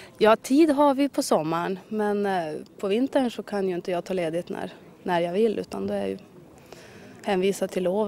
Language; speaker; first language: Swedish; native; Swedish